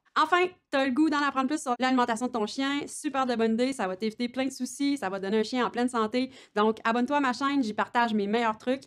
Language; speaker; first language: French; native; French